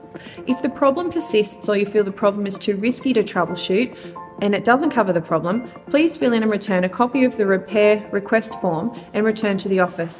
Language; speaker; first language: English; native; English